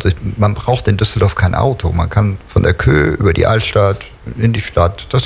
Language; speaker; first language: German; native; German